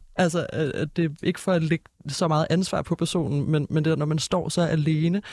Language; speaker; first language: Danish; native; Danish